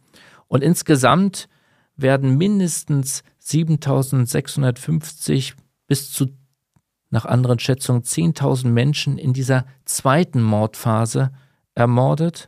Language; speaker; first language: German; native; German